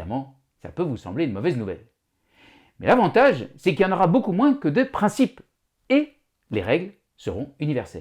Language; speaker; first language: French; native; French